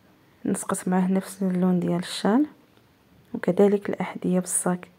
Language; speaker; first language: Arabic; native; Arabic